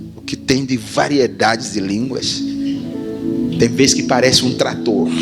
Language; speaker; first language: Portuguese; non-native, fluent; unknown